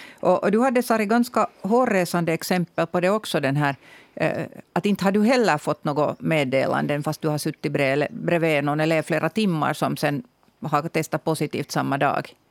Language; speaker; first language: Swedish; native; Swedish